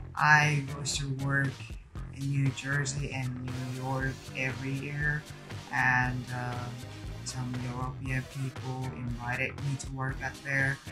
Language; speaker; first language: English; non-native, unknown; Japanese